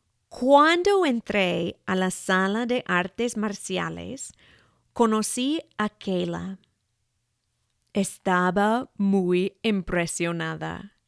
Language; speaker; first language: Spanish; non-native, fluent; English